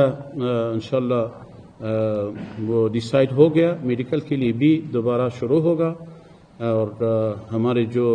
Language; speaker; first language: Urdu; non-native, fluent; Persian